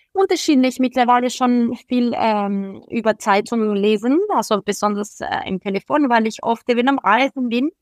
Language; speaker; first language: German; non-native, fluent; Spanish